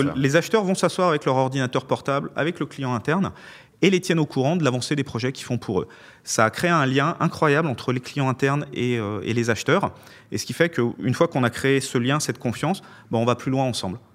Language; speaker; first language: French; native; French